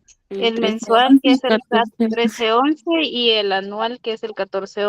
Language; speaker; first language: Spanish; native; Spanish